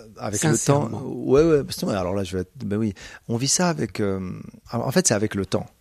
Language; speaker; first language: French; native; French